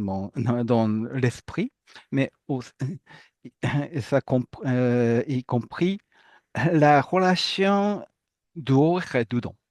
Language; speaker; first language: French; non-native, fluent; Japanese